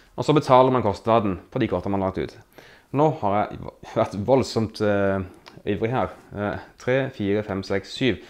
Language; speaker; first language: Norwegian; native; Norwegian